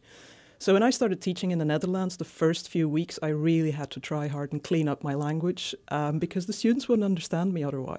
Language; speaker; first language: English; non-native, fluent; Dutch